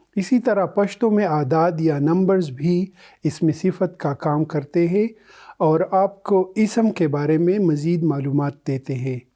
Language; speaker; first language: Urdu; non-native, local second language; Pashto